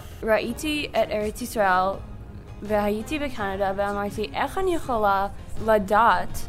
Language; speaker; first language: Hebrew; non-native, learner; English